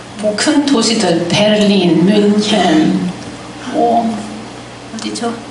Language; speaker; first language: Korean; non-native, fluent; German